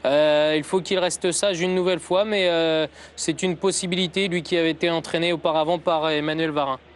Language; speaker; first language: French; native; French